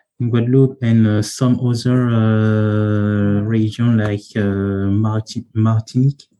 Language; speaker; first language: English; non-native, learner; French